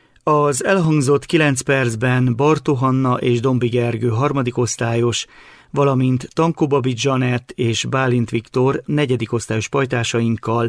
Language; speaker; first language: Hungarian; native; Hungarian